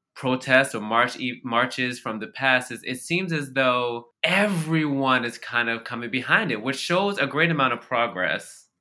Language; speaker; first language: English; native; English